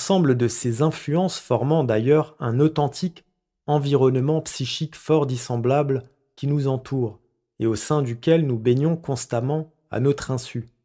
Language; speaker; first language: French; native; French